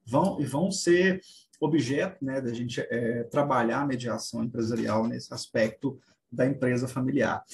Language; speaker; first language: Portuguese; native; Portuguese